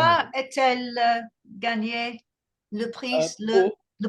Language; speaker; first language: French; non-native, learner; English